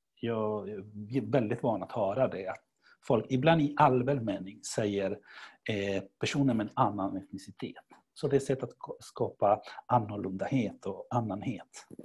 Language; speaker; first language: Swedish; non-native, fluent; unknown